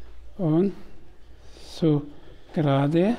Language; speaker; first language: German; non-native, learner; Kurdish